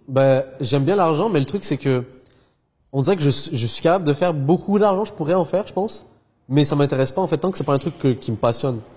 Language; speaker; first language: French; early bilingual, other home language; Arabic